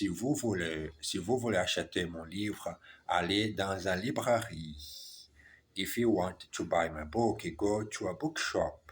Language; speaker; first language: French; non-native, learner; German